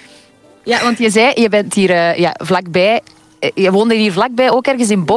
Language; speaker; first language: Dutch; native; Dutch